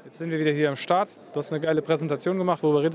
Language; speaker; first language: German; native; German